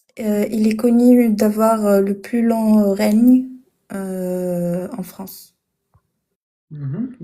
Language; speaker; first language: French; non-native, fluent; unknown